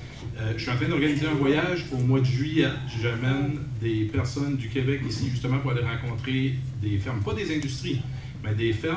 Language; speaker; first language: French; native; French